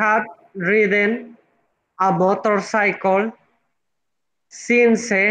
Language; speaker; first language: English; non-native, learner; Spanish